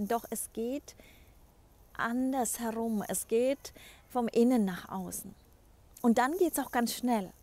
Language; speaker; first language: German; native; German